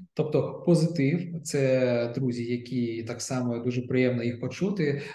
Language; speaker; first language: Ukrainian; non-native, local second language; Russian